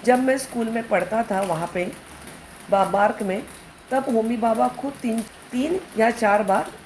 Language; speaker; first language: Hindi; non-native, local second language; Marathi